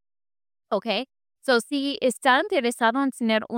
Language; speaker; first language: Spanish; non-native, fluent; English